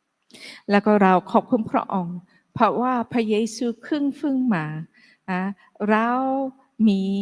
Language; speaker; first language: Thai; non-native, fluent; English